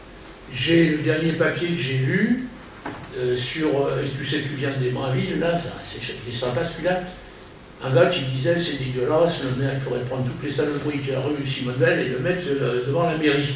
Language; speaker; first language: French; native; French